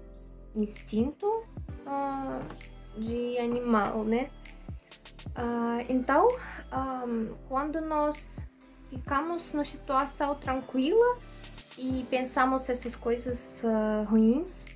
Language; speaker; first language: Portuguese; non-native, learner; Russian